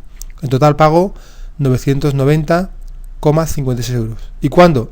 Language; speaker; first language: Spanish; native; Spanish